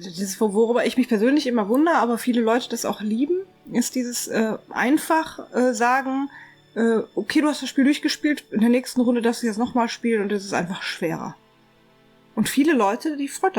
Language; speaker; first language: German; native; German